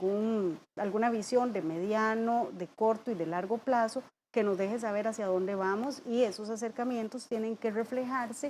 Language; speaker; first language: Spanish; native; Spanish